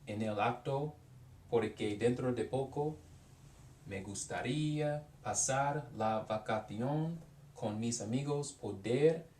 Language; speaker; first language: Spanish; non-native, learner; English